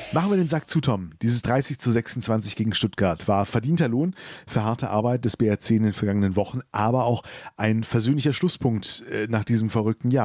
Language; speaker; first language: German; native; German